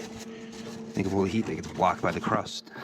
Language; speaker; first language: English; native; English